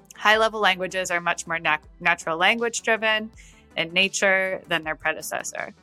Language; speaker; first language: English; native; English